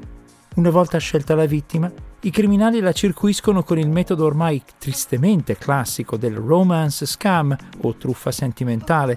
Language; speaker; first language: Italian; native; Italian